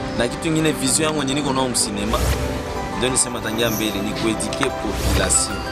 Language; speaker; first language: Swahili; native; Swahili